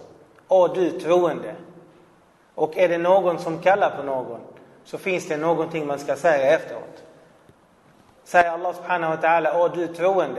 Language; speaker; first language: Swedish; non-native, fluent; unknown